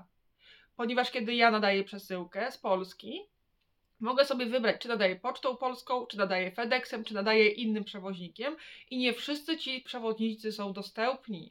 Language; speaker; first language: Polish; native; Polish